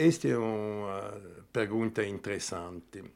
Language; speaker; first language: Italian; non-native, learner; Portuguese